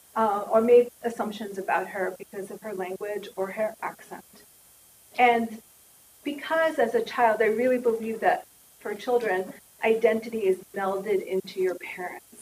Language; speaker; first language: English; native; English